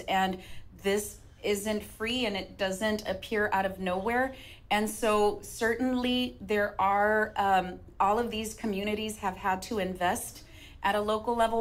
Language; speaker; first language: English; native; English